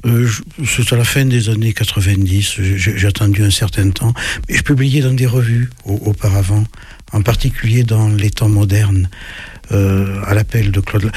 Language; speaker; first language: French; native; French